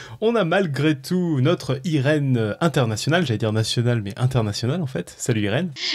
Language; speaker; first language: French; native; French